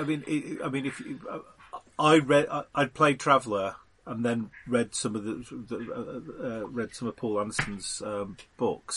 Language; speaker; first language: English; native; English